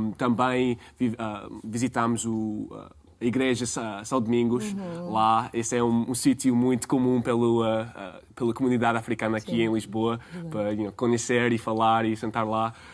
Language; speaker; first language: Portuguese; non-native, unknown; English